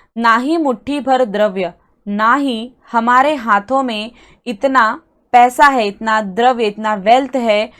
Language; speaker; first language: Hindi; non-native, local second language; Marathi